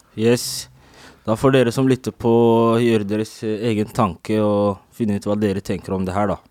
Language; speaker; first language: Norwegian; native; Norwegian